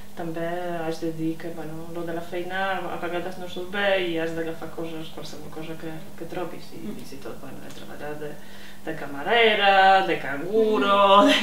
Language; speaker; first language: Catalan; non-native, fluent; Polish